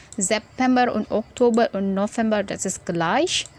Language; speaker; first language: German; non-native, fluent; Indonesian